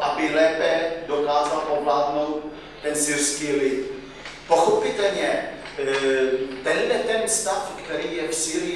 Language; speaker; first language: Czech; non-native, fluent; Arabic